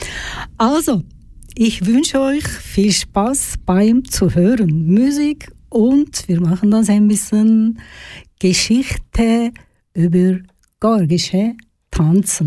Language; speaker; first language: German; non-native, learner; Georgian